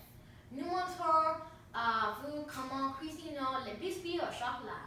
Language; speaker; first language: French; non-native, learner; English